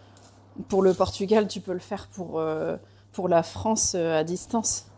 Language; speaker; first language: French; native; French